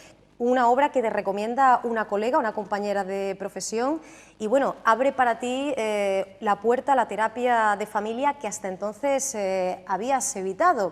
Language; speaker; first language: Spanish; native; Spanish